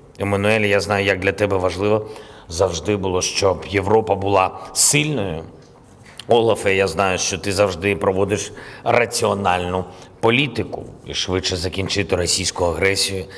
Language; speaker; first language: Ukrainian; non-native, local second language; Russian